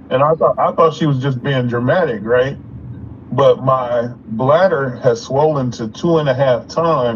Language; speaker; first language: English; native; English